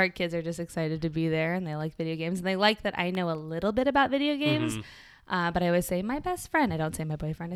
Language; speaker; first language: English; native; English